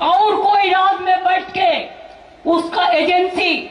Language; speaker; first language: Hindi; non-native, local second language; Bangla